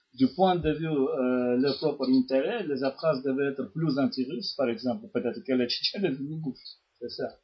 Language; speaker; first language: French; non-native, fluent; Georgian